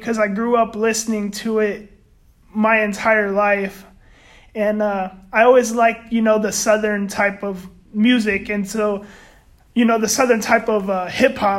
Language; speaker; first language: English; native; English